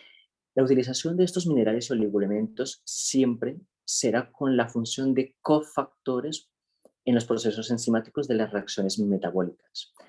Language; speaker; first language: Spanish; native; Spanish